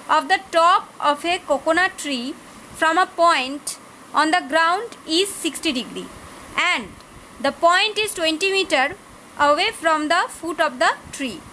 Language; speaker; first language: English; non-native, local second language; Bangla